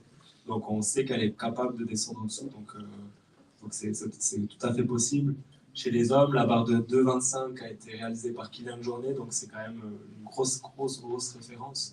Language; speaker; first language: French; native; French